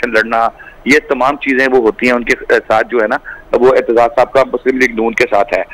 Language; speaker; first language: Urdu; non-native, local second language; Punjabi